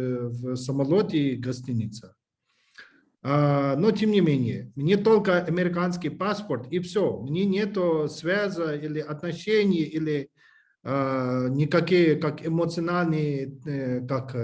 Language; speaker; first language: Russian; non-native, learner; English